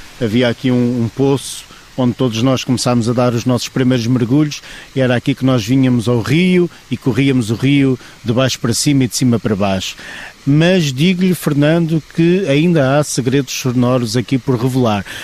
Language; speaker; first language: Portuguese; native; Portuguese